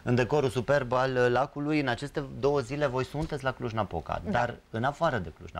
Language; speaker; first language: Romanian; native; Romanian